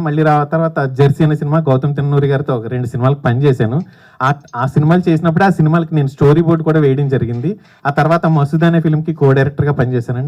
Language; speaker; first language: Telugu; native; Telugu